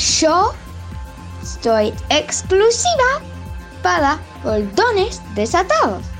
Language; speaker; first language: Spanish; early bilingual, heritage; Spanish